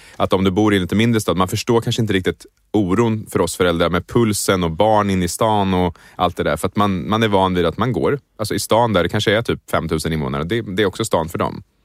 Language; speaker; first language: Swedish; native; Swedish